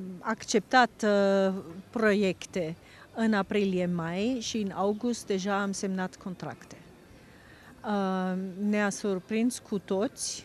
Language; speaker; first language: Romanian; non-native, fluent; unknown